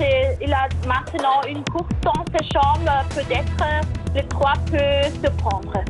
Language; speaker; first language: French; non-native, fluent; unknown